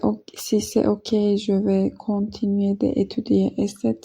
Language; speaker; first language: French; non-native, learner; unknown